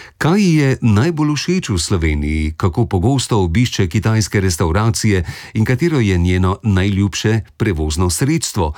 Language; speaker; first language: Slovenian; native; Slovenian